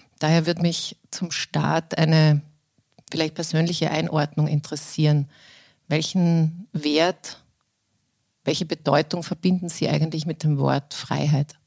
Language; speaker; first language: German; native; German